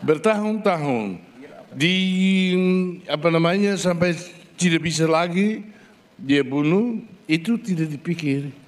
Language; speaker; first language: Indonesian; non-native, fluent; Portuguese